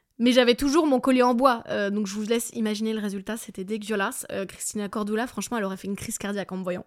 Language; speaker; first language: French; early bilingual, other home language; English